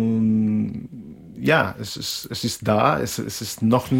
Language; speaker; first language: German; non-native, fluent; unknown